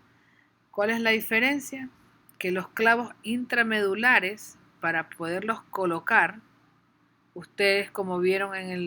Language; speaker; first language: Spanish; native; Spanish